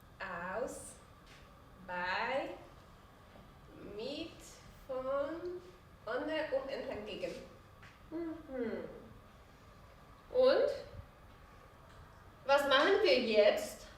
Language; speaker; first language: German; non-native, fluent; Polish